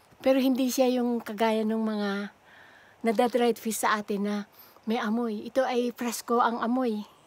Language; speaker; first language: Filipino; native; Filipino